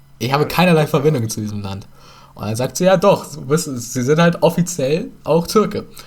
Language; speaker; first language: German; early bilingual, other home language; Turkish